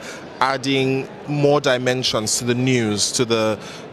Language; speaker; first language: English; non-native, local second language; Hausa